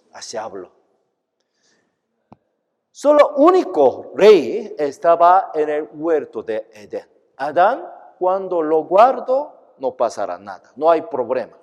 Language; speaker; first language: Spanish; non-native, fluent; Korean